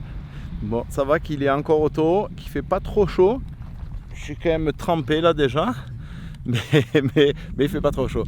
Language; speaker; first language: French; native; French